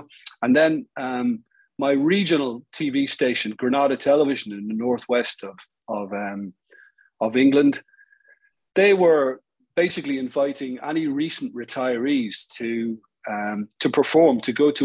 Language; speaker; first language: English; native; English